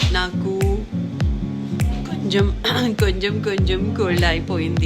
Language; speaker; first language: Telugu; non-native, local second language; Kannada